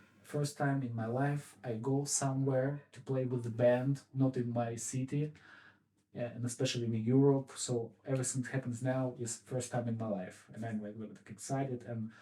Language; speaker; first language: English; non-native, fluent; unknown